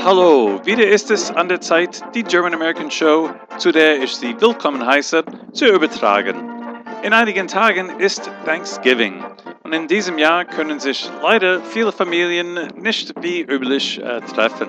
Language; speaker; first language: German; early bilingual, heritage; German